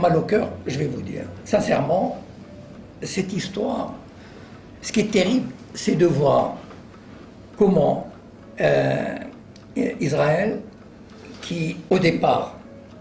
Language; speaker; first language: French; native; French